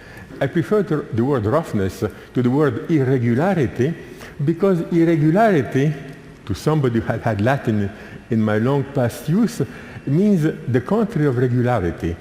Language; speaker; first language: English; non-native, fluent; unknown